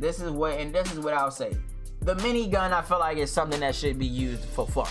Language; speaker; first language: English; native; English